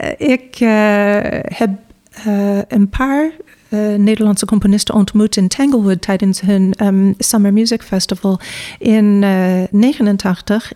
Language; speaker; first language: Dutch; non-native, fluent; English